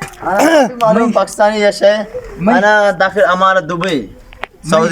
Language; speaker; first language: Arabic; non-native, learner; Urdu